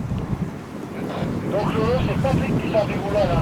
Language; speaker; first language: French; native; French